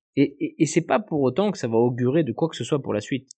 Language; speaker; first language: French; native; French